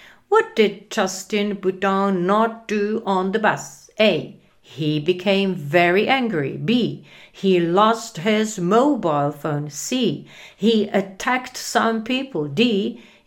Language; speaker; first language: English; non-native, fluent; Czech